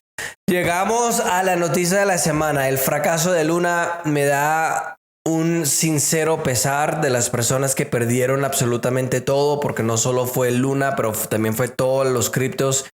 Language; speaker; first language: Spanish; native; Spanish